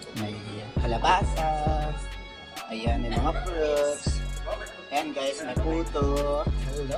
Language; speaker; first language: Filipino; native; Filipino